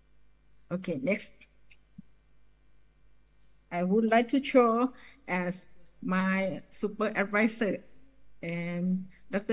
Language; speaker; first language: English; non-native, learner; Thai